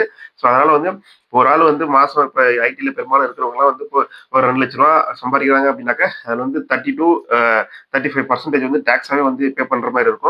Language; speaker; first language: Tamil; native; Tamil